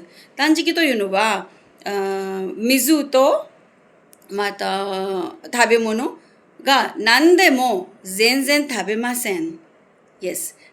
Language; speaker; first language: Japanese; non-native, fluent; Hindi